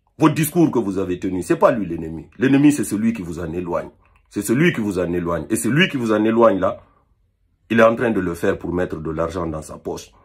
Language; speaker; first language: French; non-native, local second language; Fula